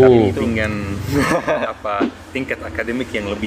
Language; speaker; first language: Indonesian; non-native, fluent; Arabic